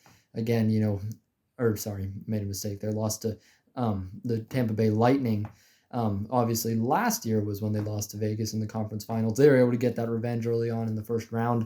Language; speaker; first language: English; native; English